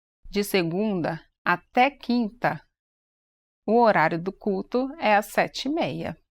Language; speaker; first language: Portuguese; native; Portuguese